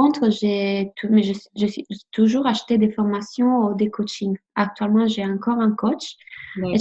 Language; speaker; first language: French; non-native, fluent; Italian